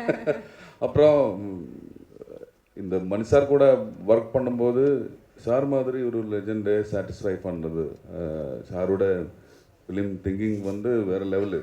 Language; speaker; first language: Tamil; non-native, learner; Malayalam